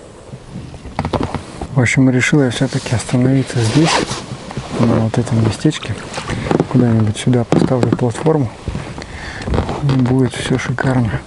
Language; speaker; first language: Russian; native; Russian